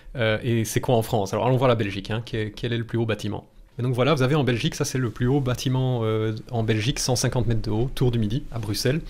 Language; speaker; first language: French; native; French